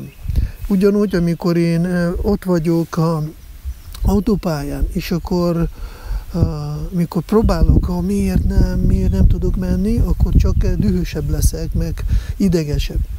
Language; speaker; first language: Hungarian; non-native, fluent; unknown